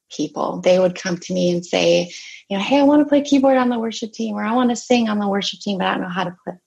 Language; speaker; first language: English; native; English